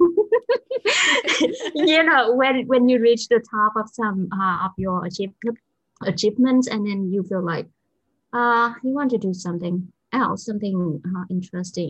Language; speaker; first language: English; non-native, fluent; Vietnamese